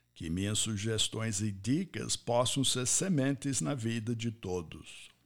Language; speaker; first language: Portuguese; non-native, fluent; English